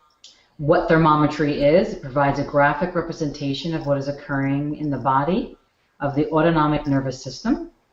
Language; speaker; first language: English; native; English